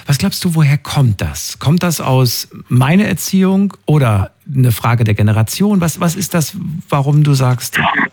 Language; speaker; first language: German; native; German